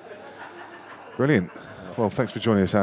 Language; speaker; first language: English; native; English